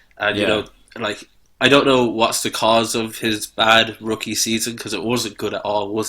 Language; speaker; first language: English; native; English